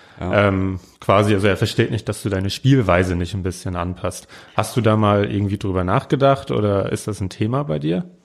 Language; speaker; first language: German; native; German